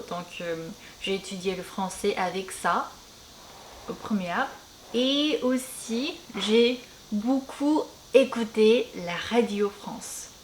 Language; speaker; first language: French; non-native, fluent; Korean